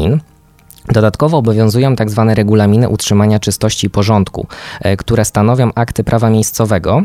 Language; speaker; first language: Polish; native; Polish